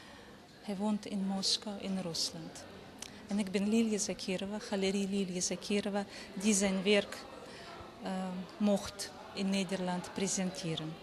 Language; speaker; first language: Dutch; non-native, fluent; Russian